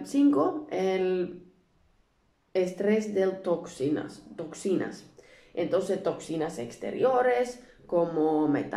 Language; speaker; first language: Spanish; non-native, learner; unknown